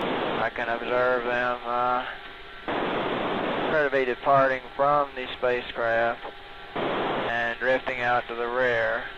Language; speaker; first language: English; native; English